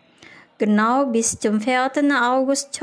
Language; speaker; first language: German; non-native, fluent; Indonesian